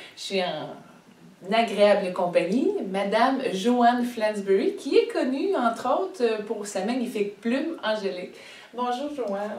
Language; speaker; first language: French; native; French